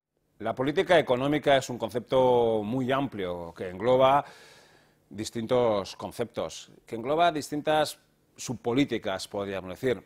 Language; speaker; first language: Spanish; native; Spanish